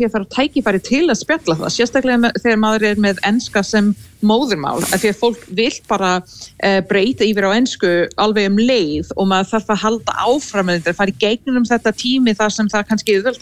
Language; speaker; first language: Icelandic; non-native, fluent; English